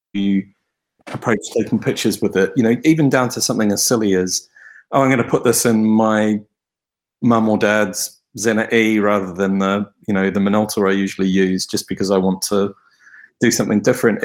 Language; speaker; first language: English; native; English